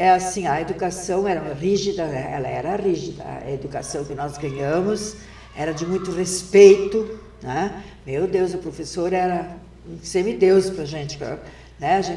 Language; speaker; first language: Portuguese; non-native, local second language; German